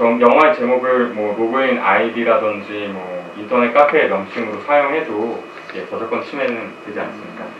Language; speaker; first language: Korean; native; Korean